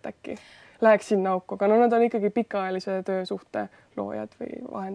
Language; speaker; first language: Estonian; native; Estonian